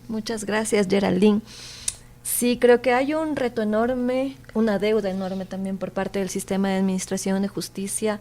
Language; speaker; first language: Spanish; native; Spanish